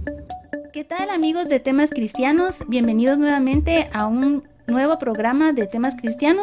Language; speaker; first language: Spanish; native; Spanish